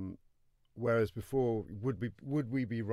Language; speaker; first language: English; native; English